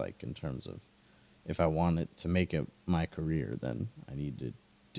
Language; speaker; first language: English; native; English